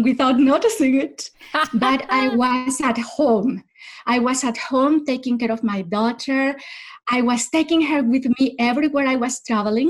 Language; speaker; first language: English; non-native, fluent; Spanish